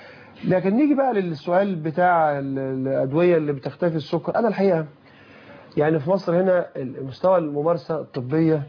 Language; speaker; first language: Arabic; native; Arabic